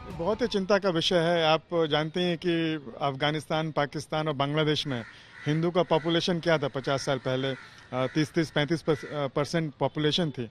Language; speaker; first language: Hindi; native; Hindi